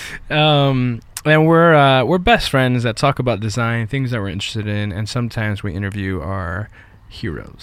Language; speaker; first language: English; native; English